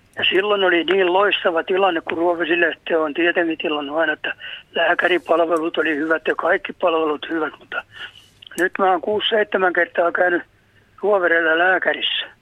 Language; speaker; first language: Finnish; native; Finnish